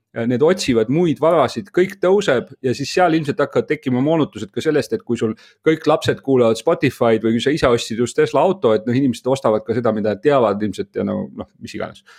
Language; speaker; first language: Estonian; native; Estonian